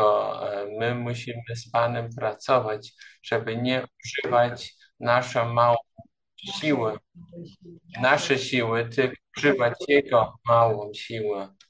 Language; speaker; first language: Polish; non-native, learner; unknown